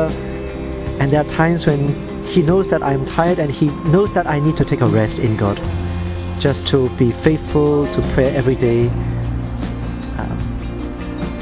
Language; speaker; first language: English; non-native, local second language; Cantonese